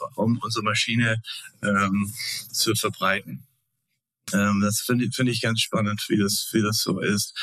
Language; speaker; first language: German; non-native, fluent; English